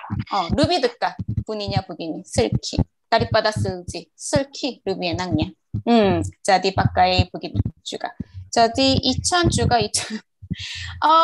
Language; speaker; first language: Indonesian; non-native, learner; Korean